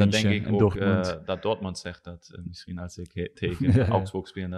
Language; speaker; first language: Dutch; non-native, learner; German